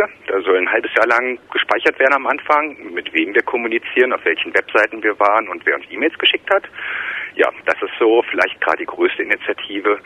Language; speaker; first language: German; native; German